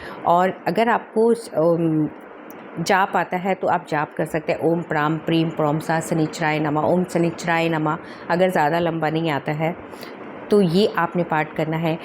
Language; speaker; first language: Hindi; native; Hindi